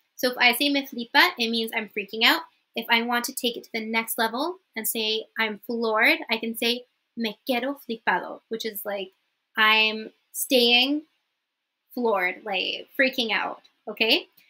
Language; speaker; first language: English; native; English